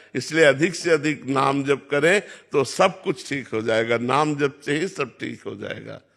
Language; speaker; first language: Hindi; native; Hindi